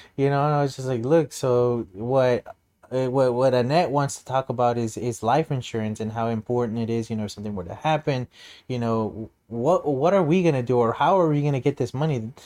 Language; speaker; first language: English; early bilingual, other home language; Spanish